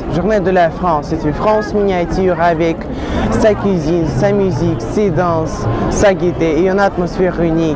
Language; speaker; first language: French; non-native, learner; Russian